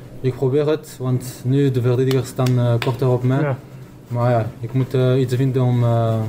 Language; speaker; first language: Dutch; non-native, fluent; French